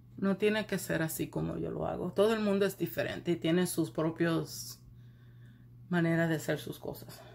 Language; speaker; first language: Spanish; early bilingual, heritage; Spanish